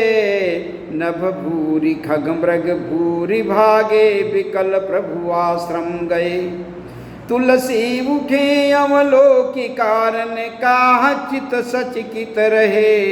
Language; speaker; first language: Hindi; native; Hindi